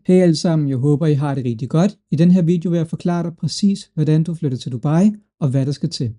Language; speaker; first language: Danish; early bilingual, other home language; Urdu